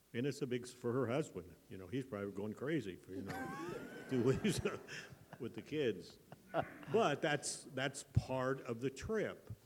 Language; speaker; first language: English; native; English